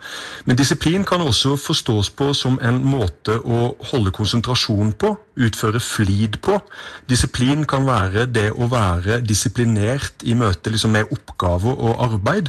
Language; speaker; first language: Norwegian; native; Norwegian